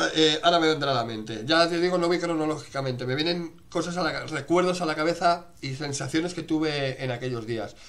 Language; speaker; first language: Spanish; native; Spanish